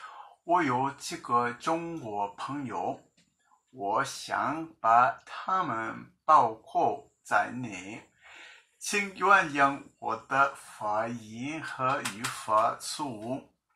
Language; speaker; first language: Chinese; non-native, learner; English